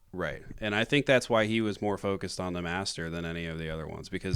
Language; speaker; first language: English; native; English